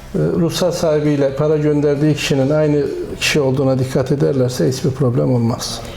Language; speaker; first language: Turkish; native; Turkish